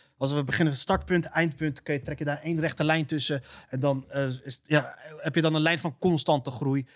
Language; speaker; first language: Dutch; early bilingual, other home language; Arabic